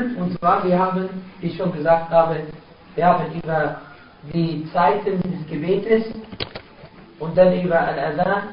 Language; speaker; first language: German; non-native, fluent; Arabic